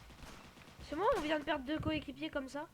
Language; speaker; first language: French; native; French